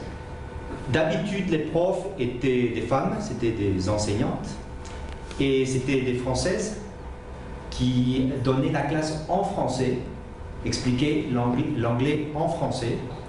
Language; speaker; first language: French; native; French